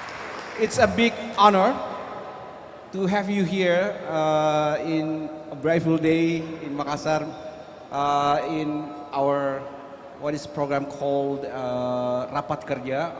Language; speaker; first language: English; non-native, fluent; Indonesian